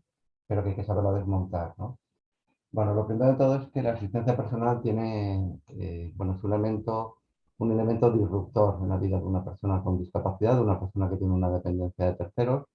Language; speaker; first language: Spanish; native; Spanish